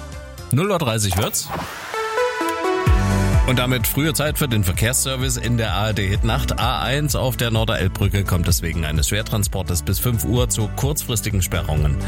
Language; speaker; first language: German; native; German